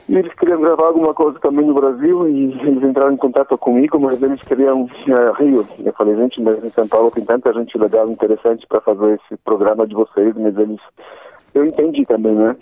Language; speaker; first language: Portuguese; non-native, fluent; Polish